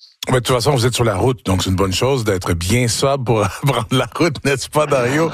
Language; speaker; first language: French; native; French